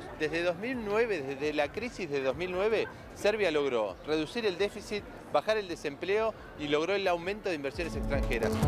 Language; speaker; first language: Spanish; native; Spanish